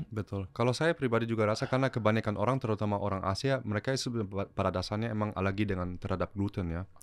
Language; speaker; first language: Indonesian; early bilingual, heritage; German